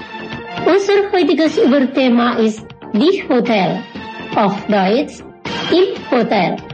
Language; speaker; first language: German; non-native, learner; Indonesian